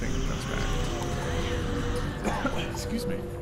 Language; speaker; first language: English; native; English